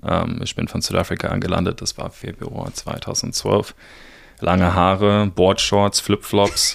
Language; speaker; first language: German; non-native, fluent; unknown